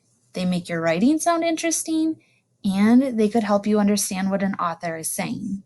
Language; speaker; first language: English; native; English